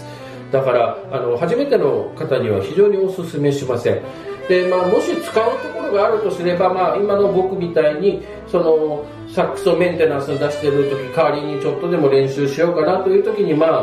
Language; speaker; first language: Japanese; native; Japanese